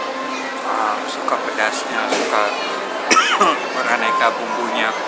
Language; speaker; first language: Indonesian; non-native, fluent; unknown